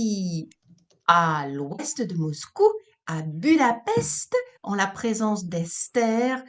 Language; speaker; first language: French; native; French